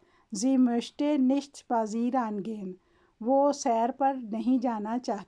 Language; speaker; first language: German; non-native, fluent; Urdu